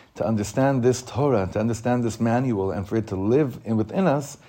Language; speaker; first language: English; native; English